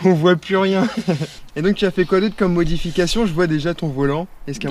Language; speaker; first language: French; native; French